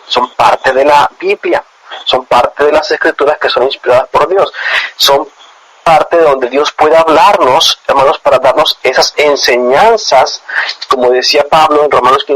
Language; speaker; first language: Spanish; native; Spanish